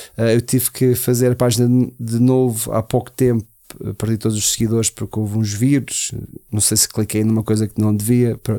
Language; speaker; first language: Portuguese; early bilingual, heritage; Portuguese